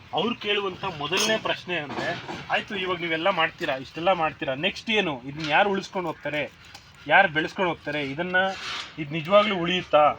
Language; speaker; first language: Kannada; native; Kannada